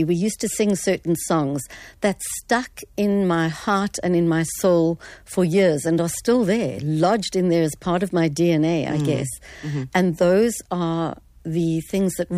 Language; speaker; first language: English; native; English